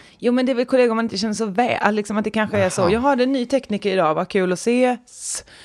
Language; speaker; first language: Swedish; native; Swedish